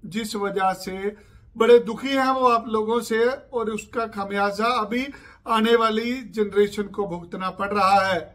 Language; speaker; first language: Hindi; non-native, local second language; Punjabi